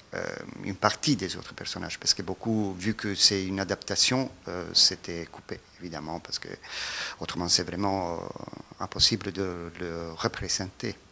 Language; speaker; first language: French; non-native, fluent; Italian